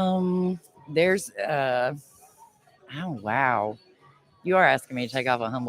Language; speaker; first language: English; native; English